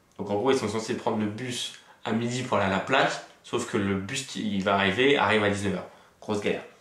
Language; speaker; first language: French; native; French